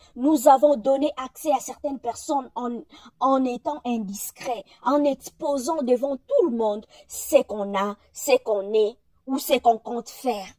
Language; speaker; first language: French; non-native, local second language; Lingala